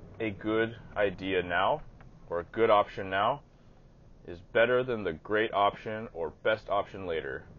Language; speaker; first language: English; native; English